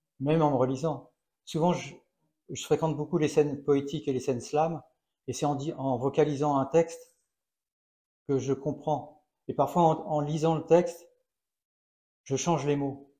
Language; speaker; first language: French; native; French